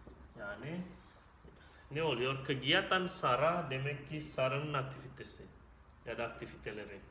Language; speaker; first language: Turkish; non-native, fluent; Indonesian